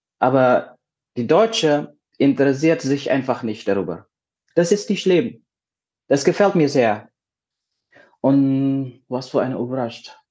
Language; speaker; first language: German; non-native, learner; Indonesian